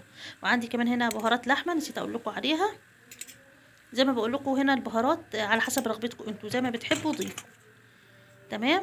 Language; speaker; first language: Arabic; native; Arabic